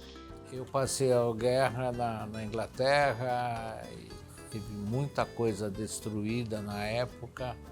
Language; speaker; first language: Portuguese; early bilingual, other home language; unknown